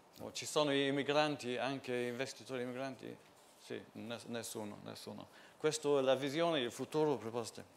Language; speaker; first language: Italian; non-native, fluent; English